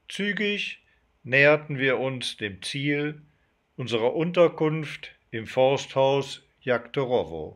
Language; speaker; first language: German; native; German